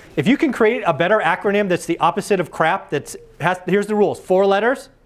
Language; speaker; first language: English; native; English